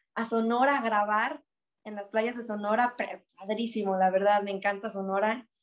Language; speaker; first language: Spanish; native; Spanish